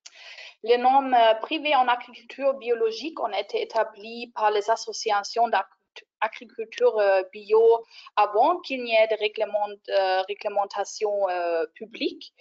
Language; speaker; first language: French; non-native, fluent; German